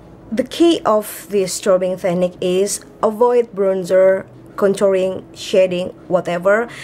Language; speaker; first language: English; non-native, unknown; Indonesian